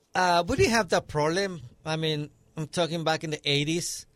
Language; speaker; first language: English; non-native, fluent; Spanish